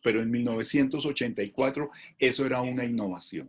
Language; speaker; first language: Spanish; native; Spanish